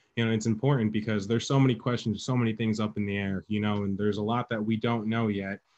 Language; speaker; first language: English; native; English